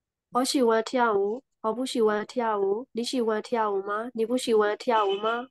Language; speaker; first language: Chinese; non-native, learner; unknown